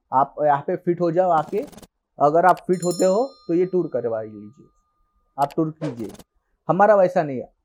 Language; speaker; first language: Hindi; non-native, local second language; Marathi